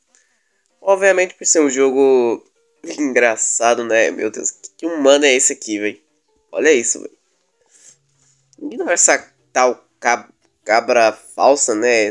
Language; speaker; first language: Portuguese; native; Portuguese